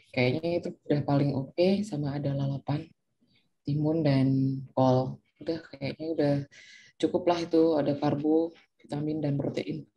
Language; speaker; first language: Indonesian; native; Indonesian